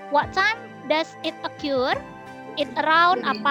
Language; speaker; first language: English; non-native, fluent; Indonesian